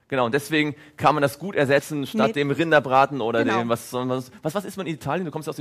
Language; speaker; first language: German; native; German